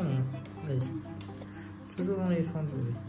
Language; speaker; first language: French; native; French